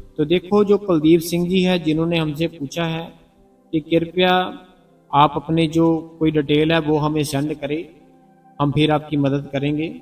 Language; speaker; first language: Hindi; non-native, local second language; Punjabi